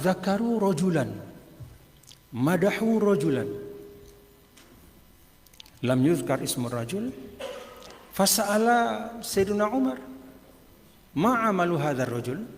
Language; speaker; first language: Arabic; non-native, fluent; Indonesian